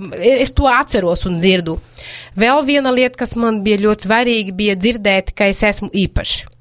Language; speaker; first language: Latvian; non-native, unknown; Portuguese